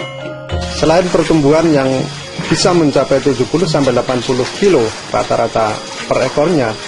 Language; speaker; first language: Indonesian; native; Indonesian